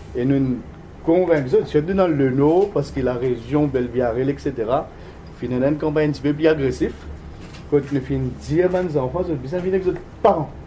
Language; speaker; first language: French; non-native, local second language; Morisyen